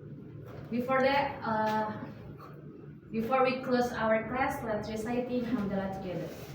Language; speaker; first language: English; non-native, learner; Indonesian